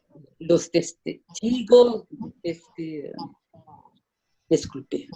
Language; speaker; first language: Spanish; non-native, learner; Portuguese